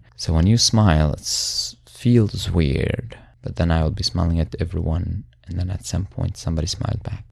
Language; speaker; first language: English; non-native, fluent; Arabic